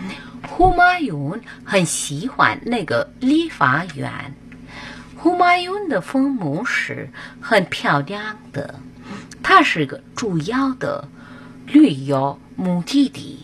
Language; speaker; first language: Chinese; non-native, learner; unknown